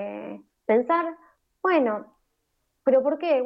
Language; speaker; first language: Spanish; native; Spanish